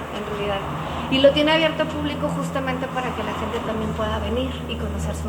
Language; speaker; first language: Spanish; native; Spanish